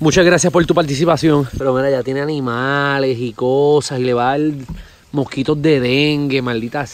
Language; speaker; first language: Spanish; native; Spanish